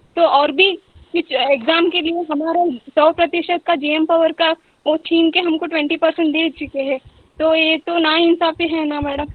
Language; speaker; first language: Hindi; non-native, local second language; Kannada